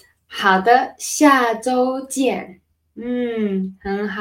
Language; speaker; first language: Chinese; non-native, fluent; Spanish